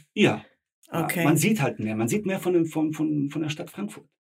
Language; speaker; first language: German; early bilingual, other home language; Bosnian